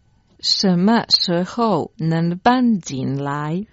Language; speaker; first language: Chinese; non-native, learner; Croatian